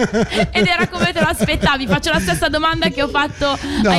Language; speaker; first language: Italian; native; Italian